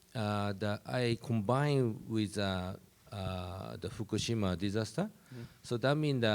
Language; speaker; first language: English; non-native, learner; Japanese